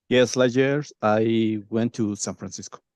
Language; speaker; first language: English; non-native, learner; Spanish